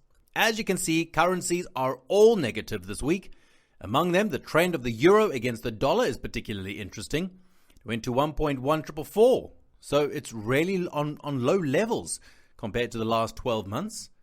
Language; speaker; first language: English; non-native, fluent; Italian